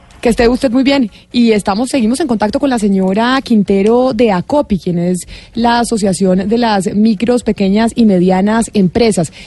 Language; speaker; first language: Spanish; native; Spanish